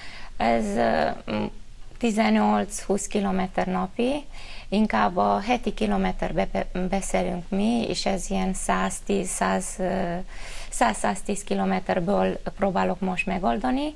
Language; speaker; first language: Hungarian; non-native, fluent; Romanian